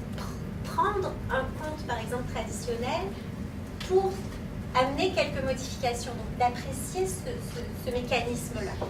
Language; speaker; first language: French; native; French